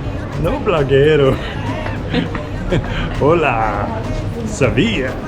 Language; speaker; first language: Portuguese; non-native, learner; English